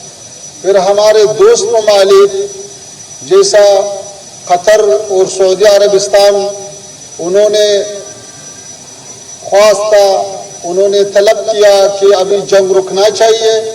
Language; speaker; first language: Hindi; non-native, fluent; Pashto